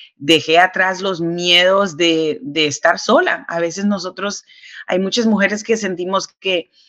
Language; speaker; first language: Spanish; early bilingual, heritage; Spanish